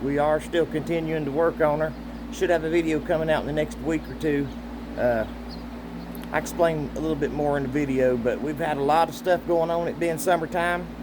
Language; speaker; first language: English; native; English